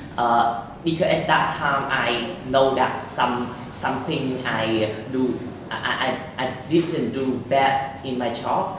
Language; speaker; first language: English; non-native, learner; Vietnamese